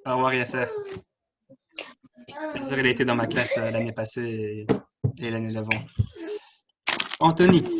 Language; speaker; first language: French; native; French